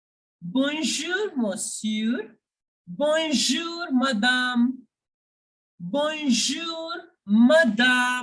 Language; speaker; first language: French; non-native, fluent; Hindi